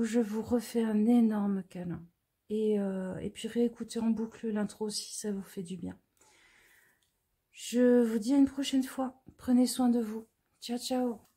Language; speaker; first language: French; native; French